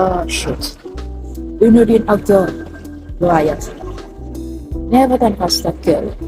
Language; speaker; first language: Finnish; non-native, learner; Vietnamese